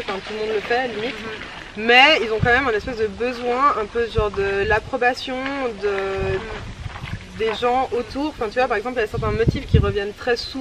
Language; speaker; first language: French; native; French